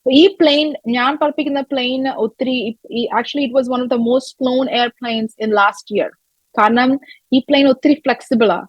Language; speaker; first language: Malayalam; early bilingual, other home language; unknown